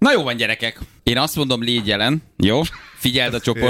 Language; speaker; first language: Hungarian; native; Hungarian